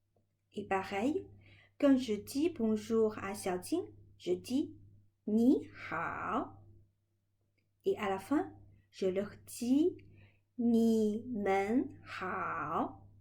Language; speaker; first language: French; non-native, fluent; Chinese